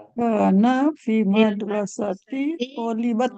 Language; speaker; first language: Arabic; non-native, learner; Malay